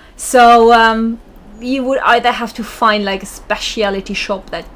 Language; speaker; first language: English; non-native, fluent; German